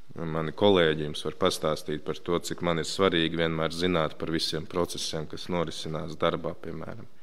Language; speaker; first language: Latvian; native; Latvian